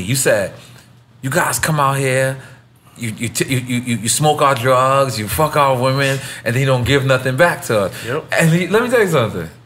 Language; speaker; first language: English; native; English